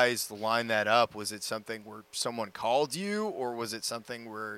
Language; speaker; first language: English; native; English